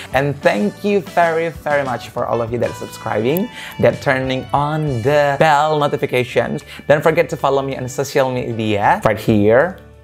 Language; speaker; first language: English; non-native, fluent; Indonesian